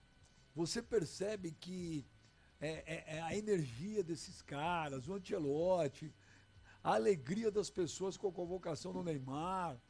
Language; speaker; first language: Portuguese; native; Portuguese